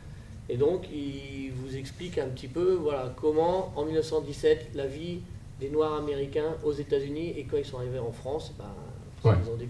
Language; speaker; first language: French; native; French